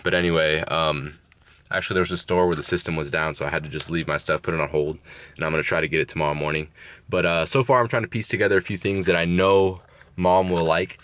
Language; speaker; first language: English; native; English